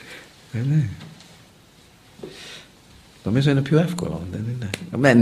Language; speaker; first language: Greek; non-native, learner; English